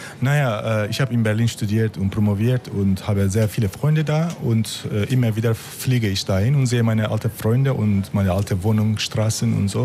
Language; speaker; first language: German; non-native, fluent; Turkish